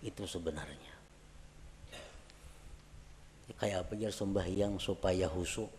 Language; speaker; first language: Indonesian; non-native, local second language; Banjar